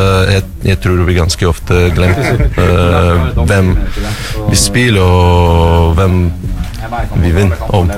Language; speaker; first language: Norwegian; non-native, learner; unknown